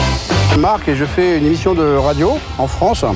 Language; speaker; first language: French; native; French